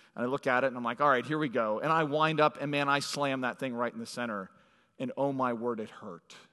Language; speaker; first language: English; native; English